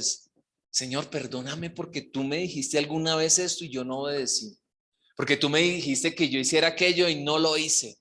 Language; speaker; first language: Spanish; native; Spanish